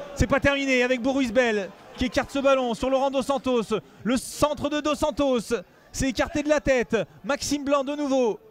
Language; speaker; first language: French; native; French